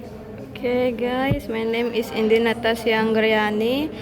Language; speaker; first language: English; non-native, learner; Indonesian